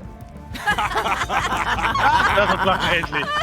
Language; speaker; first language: German; native; German